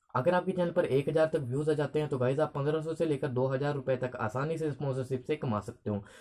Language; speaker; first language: Hindi; native; Hindi